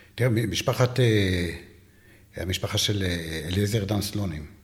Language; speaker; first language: Hebrew; native; Hebrew